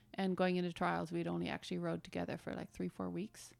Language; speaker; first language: English; early bilingual, other home language; German